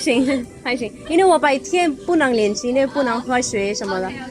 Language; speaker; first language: Chinese; non-native, fluent; Urdu